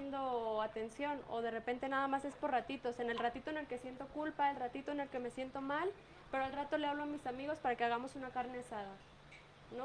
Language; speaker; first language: Spanish; native; Spanish